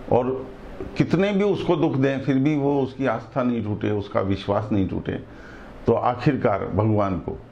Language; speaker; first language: Hindi; native; Hindi